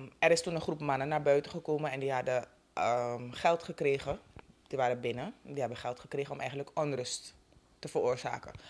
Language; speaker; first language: Dutch; native; Dutch